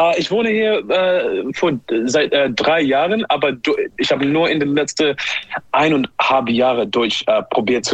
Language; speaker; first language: German; non-native, learner; English